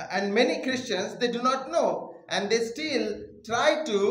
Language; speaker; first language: English; non-native, local second language; Marathi